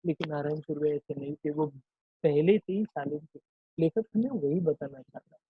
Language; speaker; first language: Hindi; non-native, local second language; Marathi